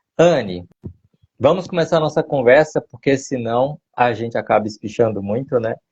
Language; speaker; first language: Portuguese; native; Portuguese